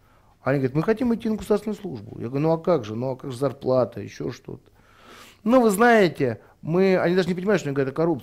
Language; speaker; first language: Russian; native; Russian